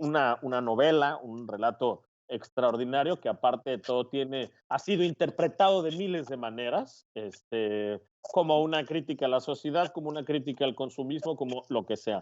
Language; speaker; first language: Spanish; native; Spanish